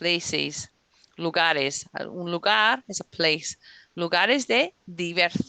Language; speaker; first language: Spanish; non-native, fluent; English